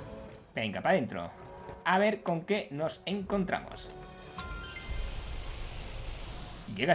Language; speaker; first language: Spanish; native; Spanish